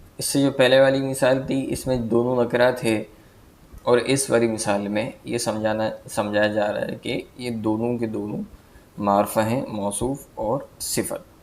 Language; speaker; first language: Urdu; native; Urdu